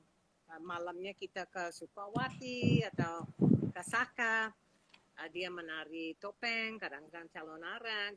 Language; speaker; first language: Indonesian; non-native, fluent; English